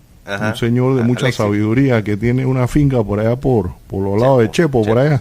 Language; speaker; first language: Spanish; native; Spanish